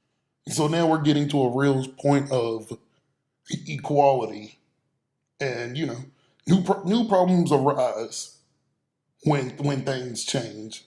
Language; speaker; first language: English; native; English